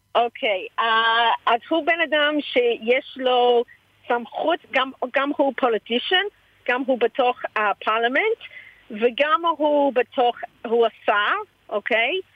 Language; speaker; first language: Hebrew; early bilingual, heritage; Hebrew